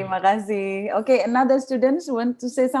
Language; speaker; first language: English; non-native, fluent; Indonesian